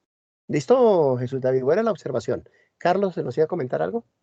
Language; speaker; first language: Spanish; native; Spanish